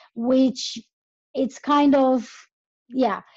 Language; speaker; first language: English; non-native, fluent; Romanian